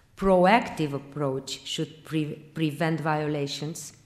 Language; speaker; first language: English; non-native, fluent; Romanian